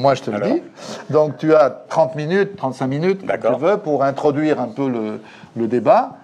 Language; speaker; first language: French; native; French